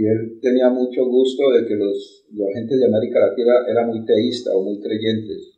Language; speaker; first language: Spanish; native; Spanish